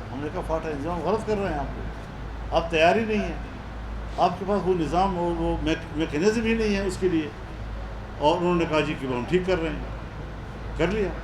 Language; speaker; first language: Urdu; non-native, local second language; Pashto